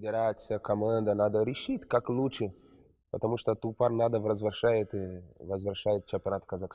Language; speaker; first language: Russian; non-native, learner; Portuguese